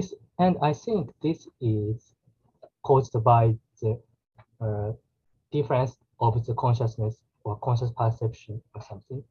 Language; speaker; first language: English; non-native, learner; Japanese